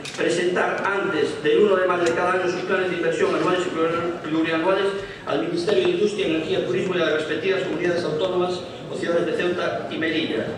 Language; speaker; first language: Spanish; non-native, local second language; Galician